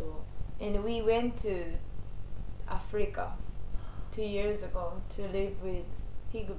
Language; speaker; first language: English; non-native, learner; Japanese